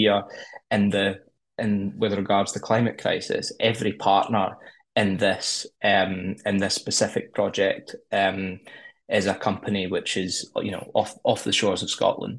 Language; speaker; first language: English; native; English